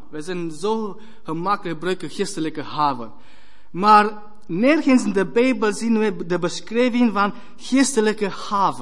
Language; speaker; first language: Dutch; non-native, fluent; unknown